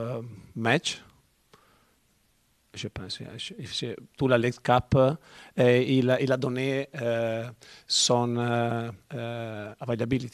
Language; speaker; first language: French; non-native, learner; Italian